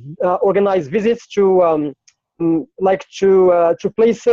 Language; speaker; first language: English; non-native, fluent; Arabic